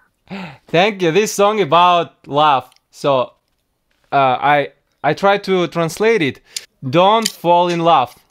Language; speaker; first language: English; non-native, learner; Russian